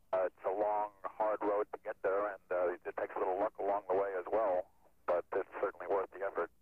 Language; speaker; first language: English; native; English